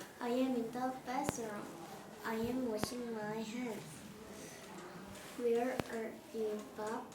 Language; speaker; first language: English; non-native, learner; Korean